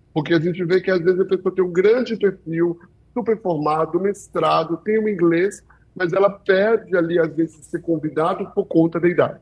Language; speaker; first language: Portuguese; early bilingual, heritage; Portuguese